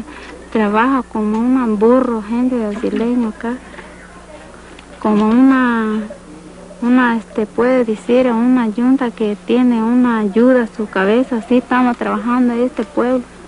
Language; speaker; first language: Spanish; non-native, local second language; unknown